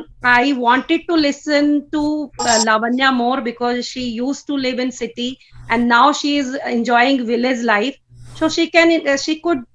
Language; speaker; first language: English; non-native, fluent; Hindi